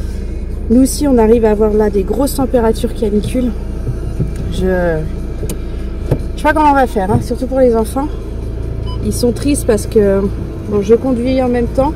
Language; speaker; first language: French; native; French